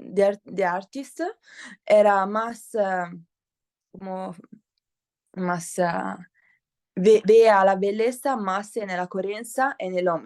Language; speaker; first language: Spanish; non-native, learner; Italian